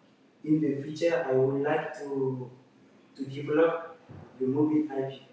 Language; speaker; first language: English; non-native, learner; French